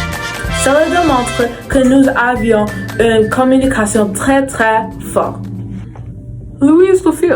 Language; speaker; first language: French; non-native, learner; English